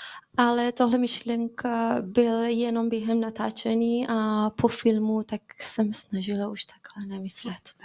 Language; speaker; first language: Czech; non-native, fluent; Persian